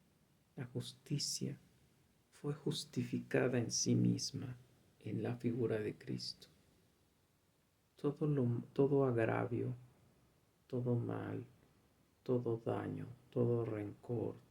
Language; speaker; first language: Spanish; native; Spanish